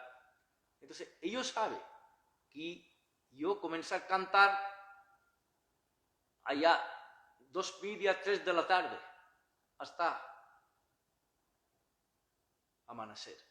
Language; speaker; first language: Spanish; non-native, learner; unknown